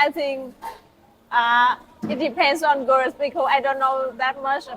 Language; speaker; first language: English; non-native, learner; Vietnamese